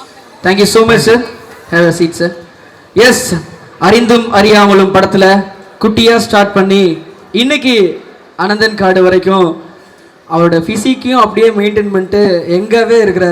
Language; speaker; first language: Tamil; native; Tamil